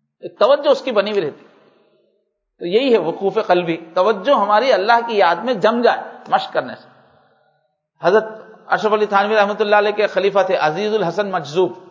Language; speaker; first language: Urdu; native; Urdu